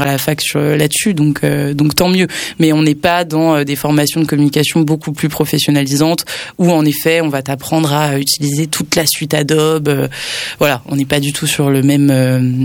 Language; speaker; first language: French; native; French